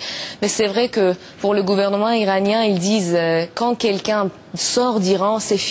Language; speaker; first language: French; non-native, learner; Persian